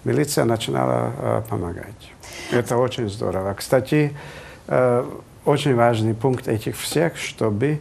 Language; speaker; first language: Russian; non-native, fluent; Hungarian